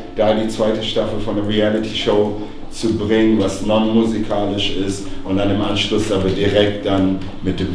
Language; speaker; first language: German; native; German